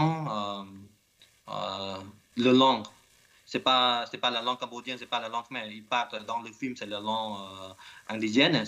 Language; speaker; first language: French; non-native, learner; Khmer